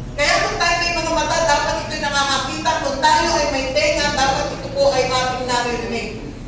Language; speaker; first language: Filipino; native; Filipino